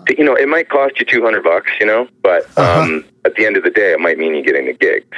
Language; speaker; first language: English; native; English